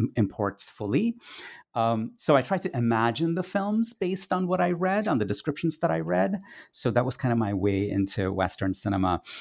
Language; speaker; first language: English; non-native, local second language; Tamil